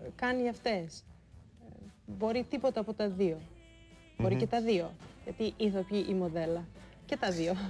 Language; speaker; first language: Greek; non-native, fluent; Serbian